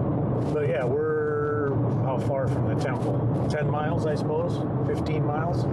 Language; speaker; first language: English; native; English